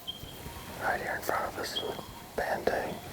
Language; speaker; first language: English; native; English